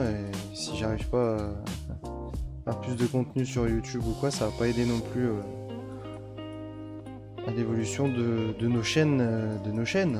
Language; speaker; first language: French; native; French